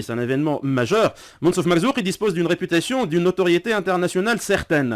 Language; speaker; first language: French; non-native, local second language; Arabic